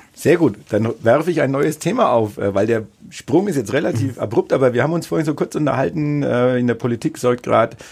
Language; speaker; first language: German; native; German